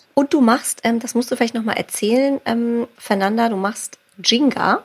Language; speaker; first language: German; native; German